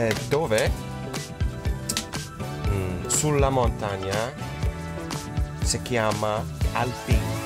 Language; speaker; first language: Italian; non-native, learner; English